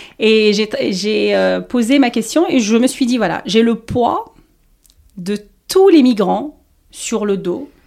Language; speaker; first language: French; non-native, local second language; Arabic